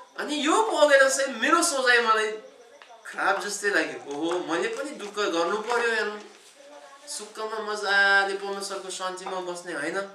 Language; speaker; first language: Nepali; non-native, fluent; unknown